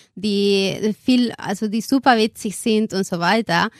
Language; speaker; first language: German; non-native, fluent; Spanish